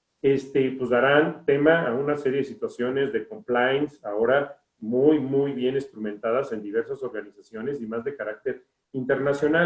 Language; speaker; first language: Spanish; native; Spanish